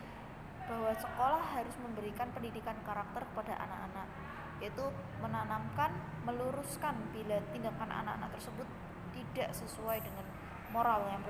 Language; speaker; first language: Indonesian; native; Indonesian